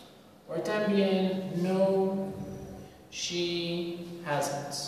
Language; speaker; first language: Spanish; non-native, learner; English